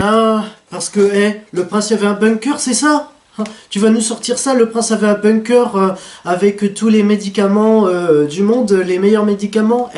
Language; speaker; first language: French; native; French